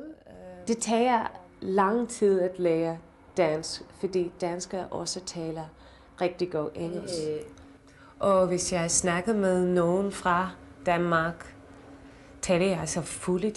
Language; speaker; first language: Danish; non-native, learner; English